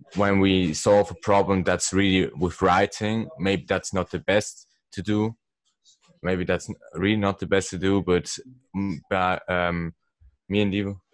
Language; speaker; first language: English; non-native, learner; Swiss German